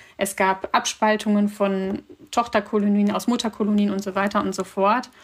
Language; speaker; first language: German; early bilingual, other home language; Russian